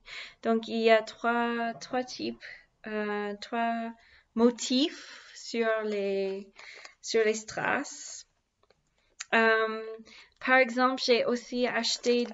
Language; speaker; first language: French; non-native, learner; English